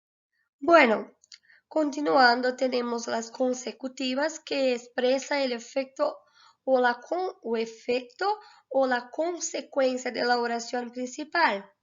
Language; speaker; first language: Spanish; non-native, fluent; Portuguese